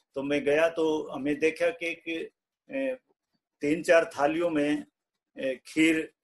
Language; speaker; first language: Hindi; native; Hindi